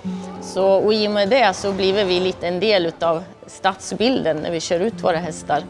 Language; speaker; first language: Swedish; native; Swedish